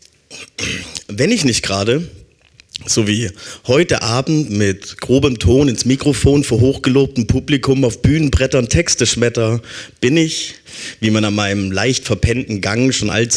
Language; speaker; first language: German; native; German